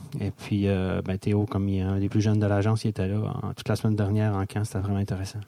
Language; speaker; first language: French; native; French